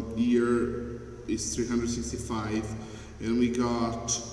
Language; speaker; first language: English; non-native, fluent; Portuguese